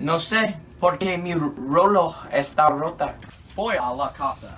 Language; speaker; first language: Spanish; non-native, learner; English